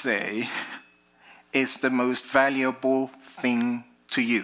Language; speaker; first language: English; native; English